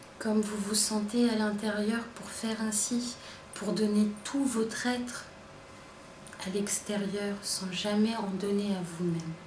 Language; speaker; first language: French; native; French